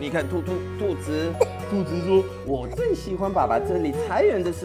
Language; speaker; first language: Chinese; non-native, fluent; Swedish